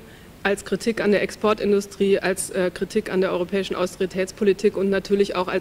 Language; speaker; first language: German; native; German